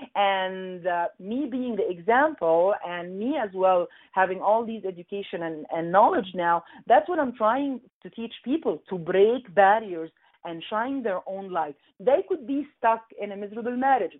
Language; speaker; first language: English; non-native, fluent; Arabic